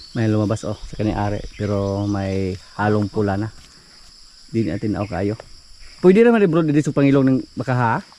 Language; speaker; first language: Filipino; native; Filipino